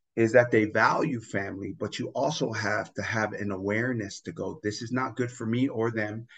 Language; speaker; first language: English; non-native, fluent; Tongan